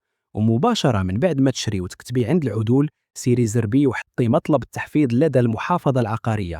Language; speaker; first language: Arabic; native; Arabic